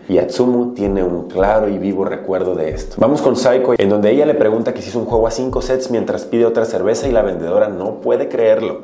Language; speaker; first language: Spanish; native; Spanish